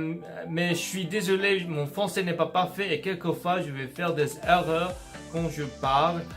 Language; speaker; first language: French; non-native, learner; Korean